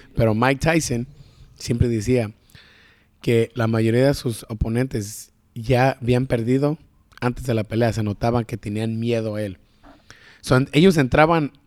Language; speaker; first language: Spanish; early bilingual, heritage; Spanish